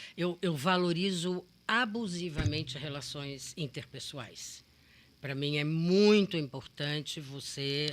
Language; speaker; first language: Portuguese; native; Portuguese